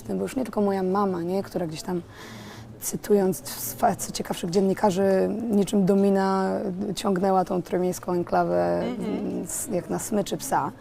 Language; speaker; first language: Polish; native; Polish